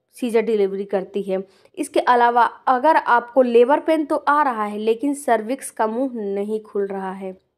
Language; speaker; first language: Hindi; native; Hindi